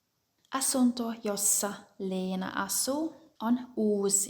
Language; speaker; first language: Finnish; non-native, fluent; German